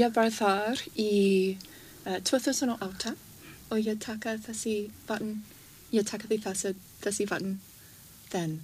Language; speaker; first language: Icelandic; non-native, learner; English